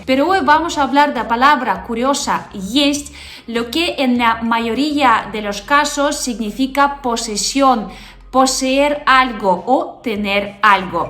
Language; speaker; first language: Spanish; non-native, fluent; Russian